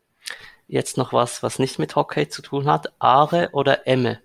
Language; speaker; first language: German; native; German